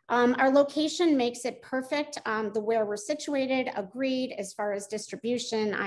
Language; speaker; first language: English; native; English